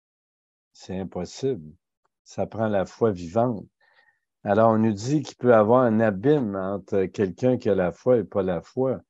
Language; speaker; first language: French; native; French